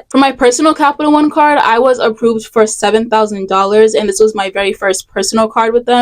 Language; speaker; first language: English; native; English